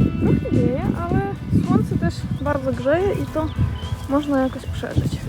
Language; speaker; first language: Polish; non-native, learner; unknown